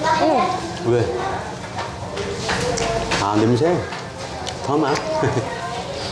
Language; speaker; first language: Vietnamese; non-native, learner; Korean